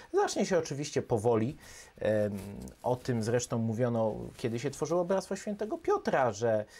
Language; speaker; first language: Polish; native; Polish